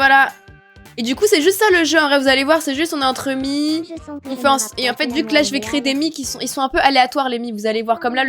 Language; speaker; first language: French; native; French